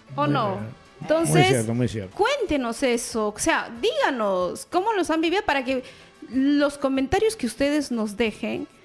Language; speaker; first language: Spanish; native; Spanish